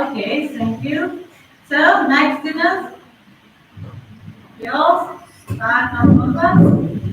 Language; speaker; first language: English; non-native, fluent; Uzbek